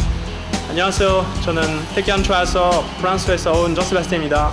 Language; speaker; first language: Korean; non-native, fluent; French